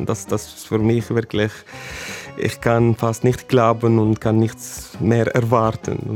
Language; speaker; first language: German; non-native, fluent; Arabic